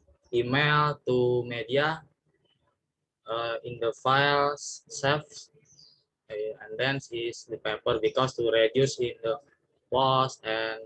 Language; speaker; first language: English; non-native, learner; Indonesian